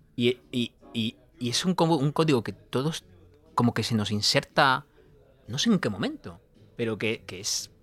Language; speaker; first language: Spanish; native; Spanish